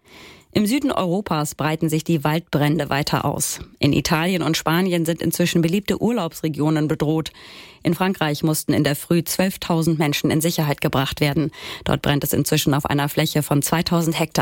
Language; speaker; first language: German; native; German